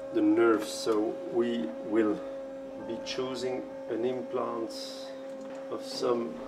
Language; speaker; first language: English; non-native, fluent; Dutch